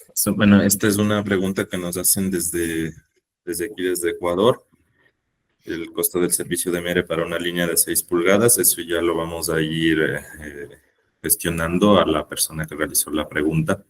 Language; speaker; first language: Spanish; native; Spanish